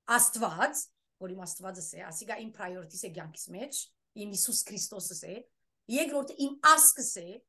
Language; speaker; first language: Armenian; early bilingual, heritage; Armenian